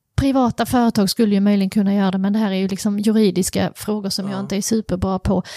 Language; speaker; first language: Swedish; native; Swedish